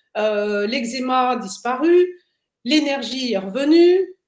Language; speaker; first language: French; native; French